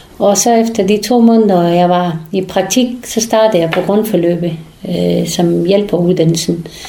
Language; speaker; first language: Danish; non-native, fluent; Persian